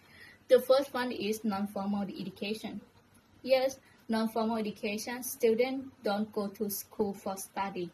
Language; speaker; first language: English; non-native, learner; Thai